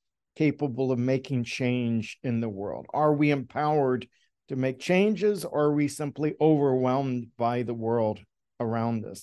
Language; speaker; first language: English; native; English